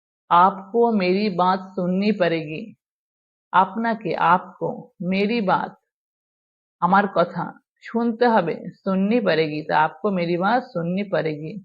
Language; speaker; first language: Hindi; non-native, fluent; Bangla